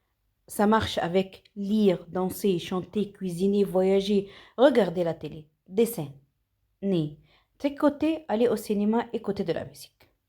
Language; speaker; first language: French; non-native, fluent; Arabic